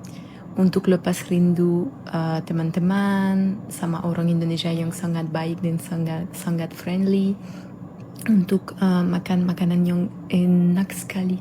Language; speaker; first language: Indonesian; non-native, fluent; Maltese